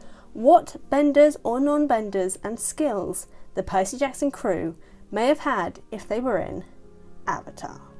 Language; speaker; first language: English; native; English